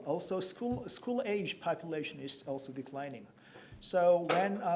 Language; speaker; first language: English; non-native, fluent; Korean